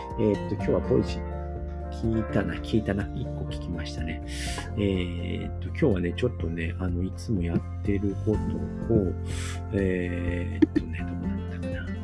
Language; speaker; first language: Japanese; native; Japanese